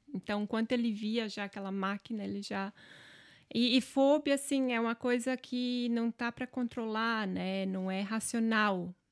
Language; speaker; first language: Portuguese; non-native, local second language; German